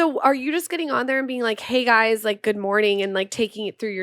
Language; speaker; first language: English; native; English